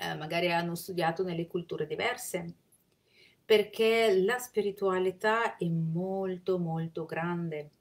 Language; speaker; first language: Italian; non-native, fluent; Russian